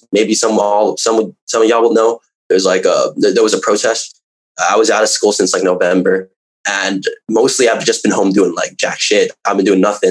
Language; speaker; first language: English; non-native, local second language; Cantonese